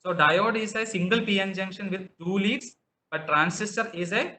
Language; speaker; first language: English; non-native, local second language; Malayalam